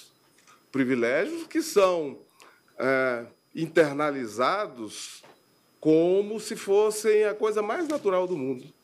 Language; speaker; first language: Portuguese; native; Portuguese